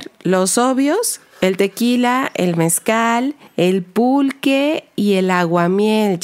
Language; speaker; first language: Spanish; native; Spanish